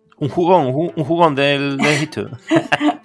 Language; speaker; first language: Spanish; native; Spanish